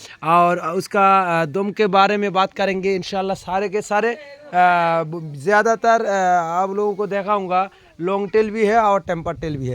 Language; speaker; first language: Hindi; non-native, local second language; Bangla